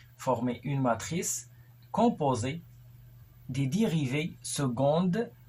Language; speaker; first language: French; non-native, local second language; Arabic